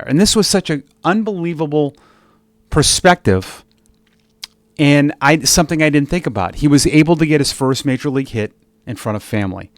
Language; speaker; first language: English; native; English